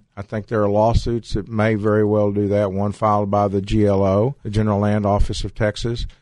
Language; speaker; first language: English; native; English